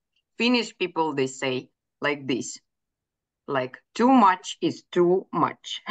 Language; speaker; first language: English; non-native, fluent; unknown